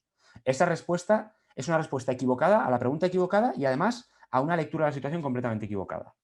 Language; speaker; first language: Spanish; native; Spanish